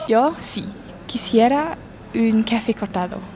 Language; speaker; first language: Spanish; non-native, fluent; English